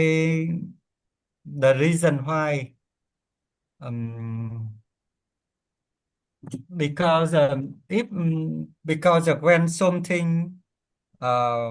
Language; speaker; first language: English; non-native, learner; Vietnamese